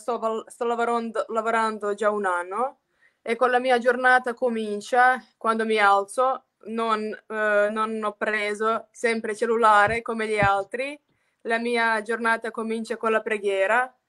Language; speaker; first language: Italian; non-native, fluent; Croatian